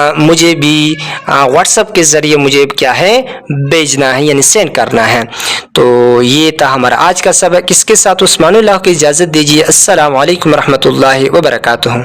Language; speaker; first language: Urdu; non-native, local second language; Pashto